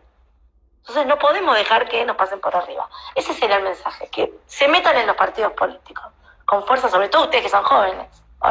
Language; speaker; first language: Spanish; native; Spanish